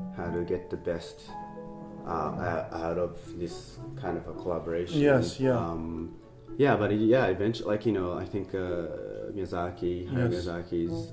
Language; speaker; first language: English; non-native, fluent; Japanese